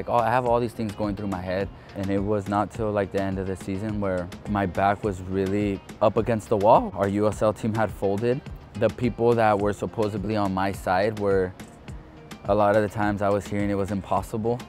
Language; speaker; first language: English; early bilingual, other home language; Spanish